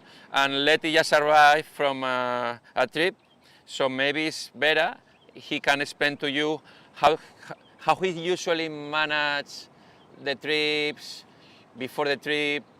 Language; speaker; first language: English; non-native, fluent; Spanish